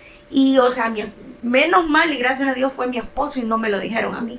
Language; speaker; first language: Spanish; native; Spanish